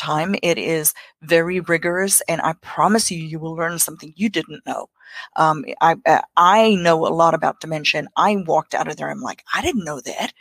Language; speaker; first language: English; non-native, local second language; Afrikaans